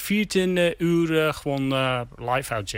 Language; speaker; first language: Dutch; non-native, learner; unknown